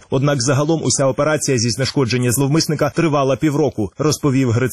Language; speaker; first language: Ukrainian; native; Ukrainian